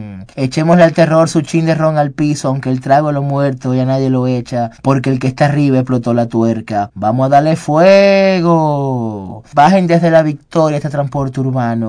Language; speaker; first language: Spanish; native; Spanish